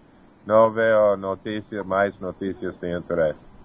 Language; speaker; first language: Portuguese; non-native, fluent; English